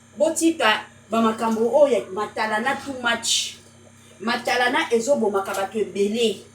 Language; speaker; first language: Lingala; native; Lingala